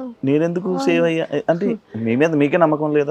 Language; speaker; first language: Telugu; native; Telugu